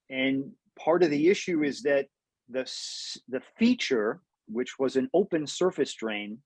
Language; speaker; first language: English; native; English